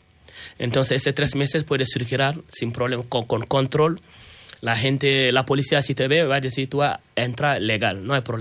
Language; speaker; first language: Spanish; non-native, learner; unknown